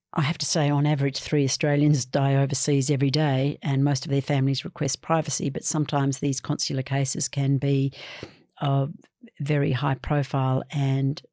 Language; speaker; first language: English; native; English